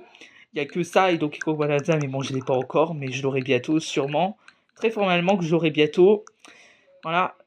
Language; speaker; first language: French; native; French